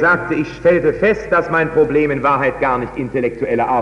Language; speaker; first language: German; native; German